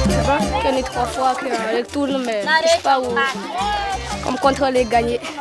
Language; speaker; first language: French; non-native, learner; Malagasy